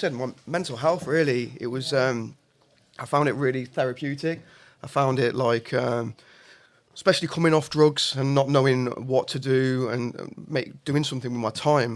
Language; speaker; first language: English; native; English